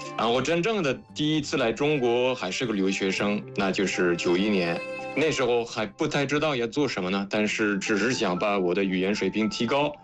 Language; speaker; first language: Chinese; non-native, fluent; French